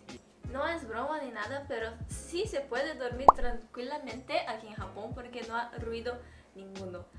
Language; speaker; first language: Spanish; non-native, fluent; Portuguese